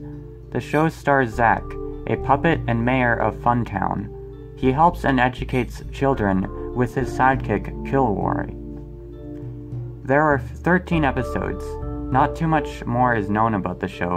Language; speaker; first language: English; native; English